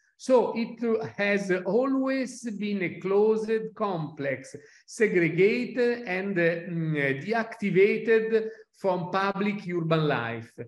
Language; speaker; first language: English; non-native, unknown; Italian